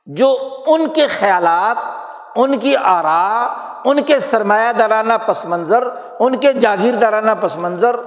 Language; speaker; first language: Urdu; native; Urdu